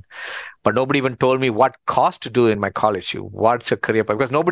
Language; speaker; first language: English; non-native, local second language; Tamil